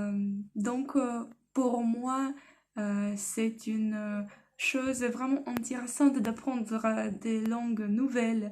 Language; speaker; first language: French; non-native, learner; Russian